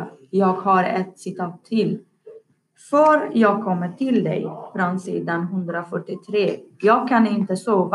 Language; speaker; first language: Swedish; non-native, learner; Persian